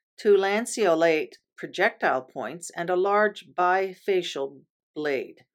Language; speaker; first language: English; native; English